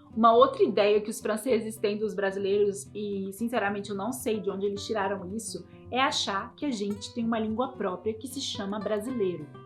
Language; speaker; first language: Portuguese; native; Portuguese